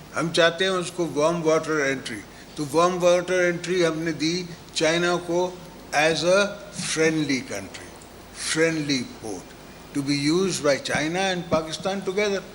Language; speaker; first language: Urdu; non-native, local second language; Sindhi